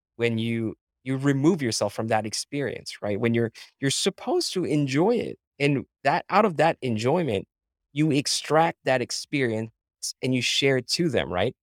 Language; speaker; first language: English; non-native, local second language; Filipino